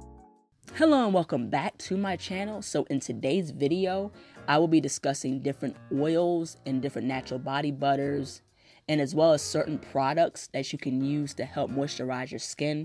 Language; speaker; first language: English; native; English